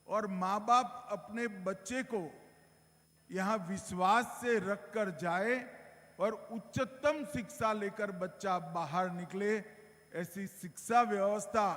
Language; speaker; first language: Hindi; non-native, local second language; Gujarati